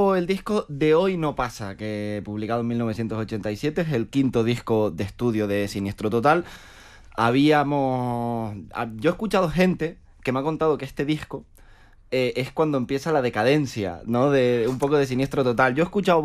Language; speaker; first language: Spanish; native; Spanish